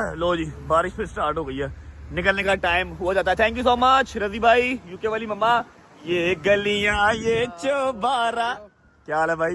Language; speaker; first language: Urdu; non-native, local second language; Punjabi